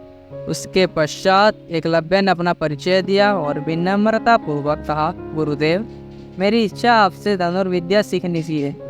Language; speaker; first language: Hindi; native; Hindi